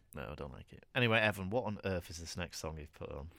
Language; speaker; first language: English; native; English